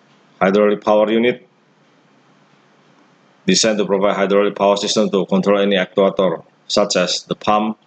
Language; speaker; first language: English; non-native, fluent; Indonesian